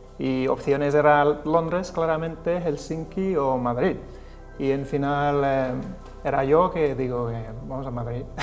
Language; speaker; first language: Spanish; non-native, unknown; Finnish